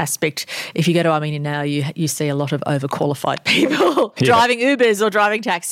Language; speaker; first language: English; non-native, local second language; Armenian